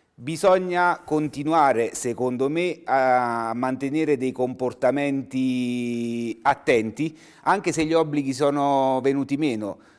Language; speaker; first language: Italian; native; Italian